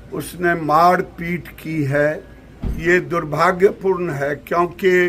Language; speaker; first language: Hindi; native; Hindi